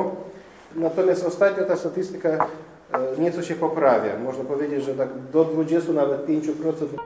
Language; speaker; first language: Polish; non-native, fluent; Russian